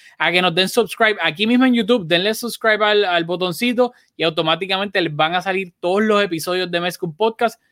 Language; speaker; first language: Spanish; native; Spanish